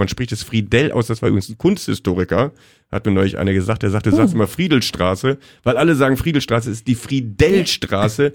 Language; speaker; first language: German; native; German